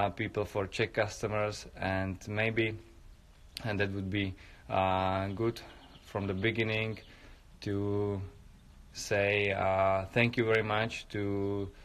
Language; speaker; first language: English; non-native, fluent; Czech